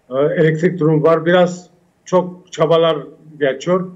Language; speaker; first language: Turkish; early bilingual, heritage; Turkish